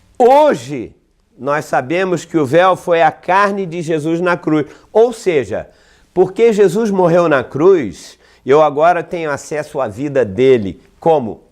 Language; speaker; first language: Portuguese; native; Portuguese